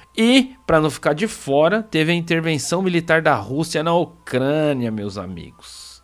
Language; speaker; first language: Portuguese; native; Portuguese